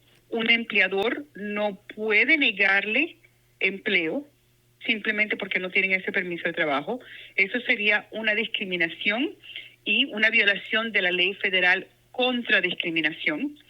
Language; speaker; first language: Spanish; non-native, local second language; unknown